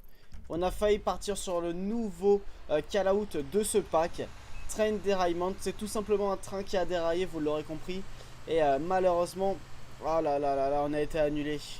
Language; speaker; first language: French; native; French